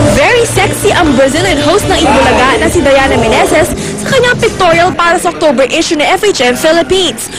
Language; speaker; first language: Filipino; native; Filipino